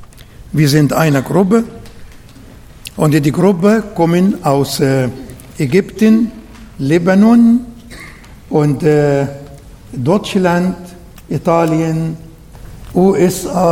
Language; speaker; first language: German; non-native, learner; Arabic